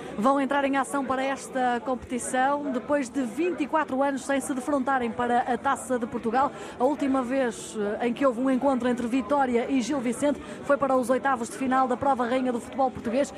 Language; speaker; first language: Portuguese; native; Portuguese